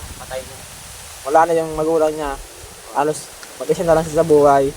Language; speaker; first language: Filipino; non-native, local second language; Bikol